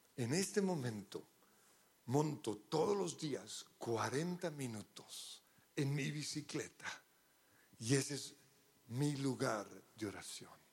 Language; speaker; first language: Spanish; early bilingual, other home language; English